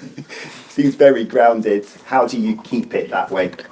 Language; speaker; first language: English; native; English